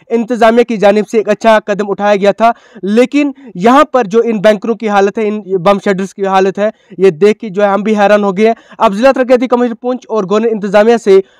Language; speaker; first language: Hindi; non-native, local second language; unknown